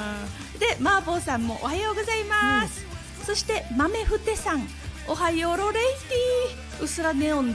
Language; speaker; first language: Japanese; native; Japanese